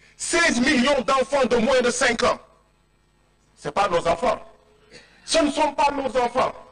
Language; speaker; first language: French; non-native, local second language; Wolof